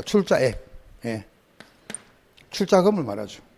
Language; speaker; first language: Korean; native; Korean